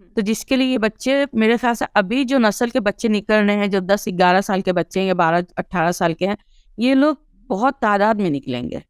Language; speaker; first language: Urdu; early bilingual, heritage; Urdu